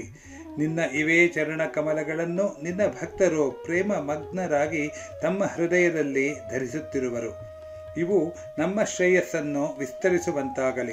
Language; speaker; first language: Kannada; native; Kannada